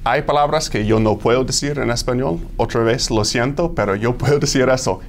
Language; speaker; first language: Spanish; non-native, fluent; English